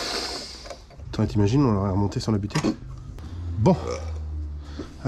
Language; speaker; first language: French; native; French